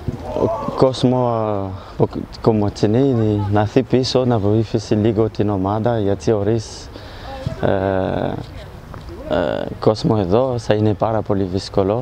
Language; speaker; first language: Greek; non-native, learner; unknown